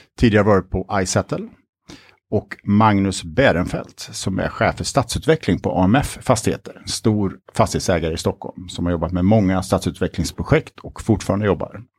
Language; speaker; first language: Swedish; native; Swedish